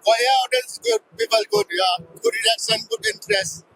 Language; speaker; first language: English; non-native, learner; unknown